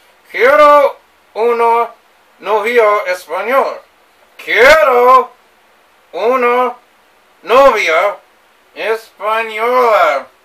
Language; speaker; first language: Spanish; non-native, learner; English